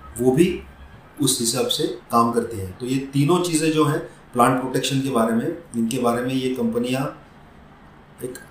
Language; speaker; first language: Hindi; non-native, local second language; Marathi